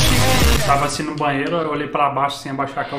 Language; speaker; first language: Portuguese; native; Portuguese